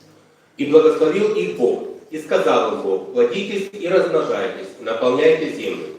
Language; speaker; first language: Russian; native; Russian